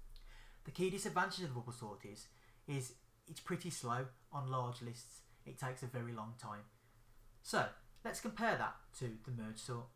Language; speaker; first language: English; native; English